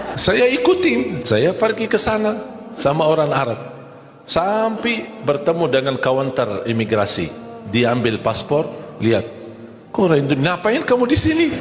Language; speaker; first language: Malay; non-native, fluent; Arabic